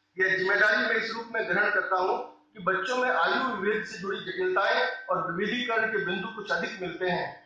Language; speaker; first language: Hindi; non-native, local second language; Rajasthani